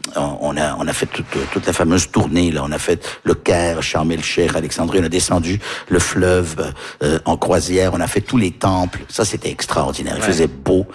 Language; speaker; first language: French; early bilingual, heritage; French